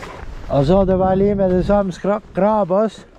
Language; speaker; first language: Danish; non-native, learner; Estonian